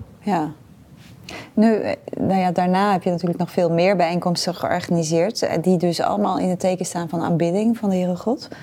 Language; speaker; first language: Dutch; native; Dutch